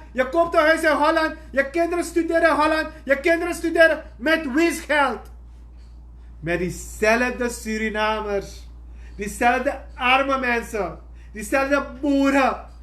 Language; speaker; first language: Dutch; native; Dutch